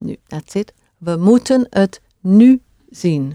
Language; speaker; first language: Dutch; non-native, fluent; English